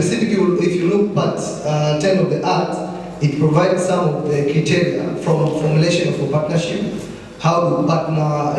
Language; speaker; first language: English; non-native, local second language; Swahili